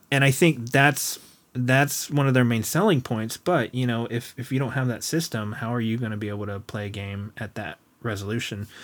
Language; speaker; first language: English; native; English